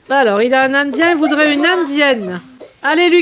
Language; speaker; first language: French; native; French